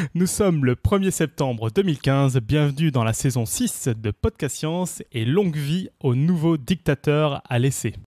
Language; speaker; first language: French; native; French